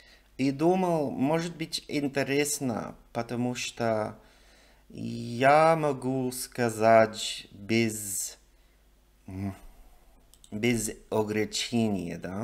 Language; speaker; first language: Russian; non-native, learner; English